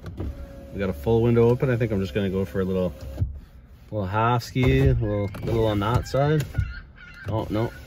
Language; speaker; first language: English; native; English